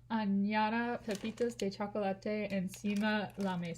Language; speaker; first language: Spanish; non-native, learner; English